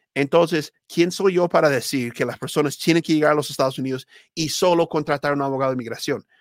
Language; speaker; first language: Spanish; non-native, fluent; English